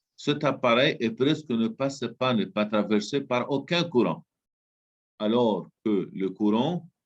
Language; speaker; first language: French; non-native, local second language; Arabic